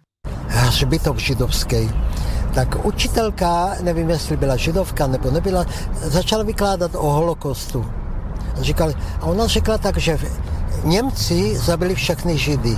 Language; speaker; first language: Czech; non-native, local second language; Slovak